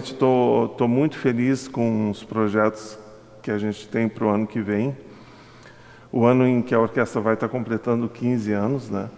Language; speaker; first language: Portuguese; native; Portuguese